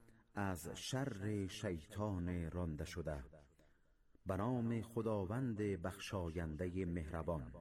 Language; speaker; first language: Persian; native; Persian